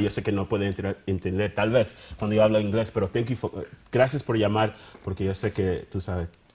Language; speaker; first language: Spanish; early bilingual, heritage; Spanish